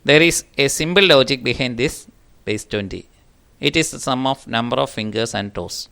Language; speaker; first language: English; non-native, local second language; Malayalam